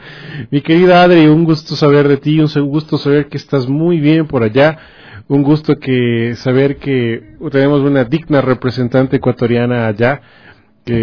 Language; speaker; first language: Spanish; native; Spanish